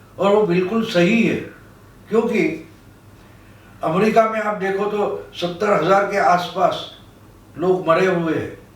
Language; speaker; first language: Hindi; non-native, local second language; Marathi